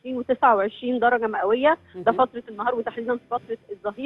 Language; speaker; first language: Arabic; native; Arabic